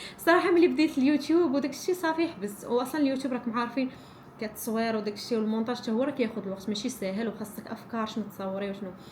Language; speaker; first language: Arabic; native; Arabic